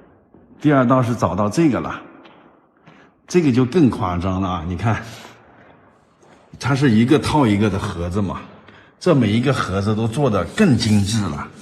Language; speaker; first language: Chinese; native; Chinese